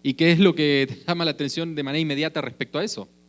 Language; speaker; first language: Spanish; native; Spanish